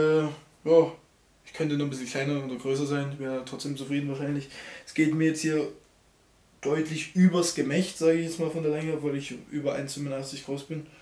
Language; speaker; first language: German; native; German